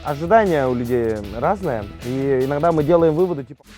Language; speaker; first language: Russian; native; Russian